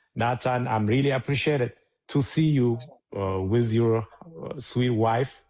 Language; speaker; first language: English; non-native, learner; Amharic